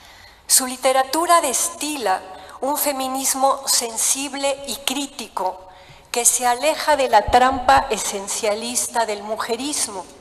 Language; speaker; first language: Spanish; native; Spanish